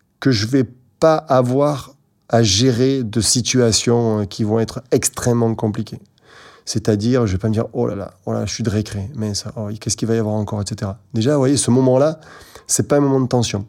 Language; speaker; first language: French; native; French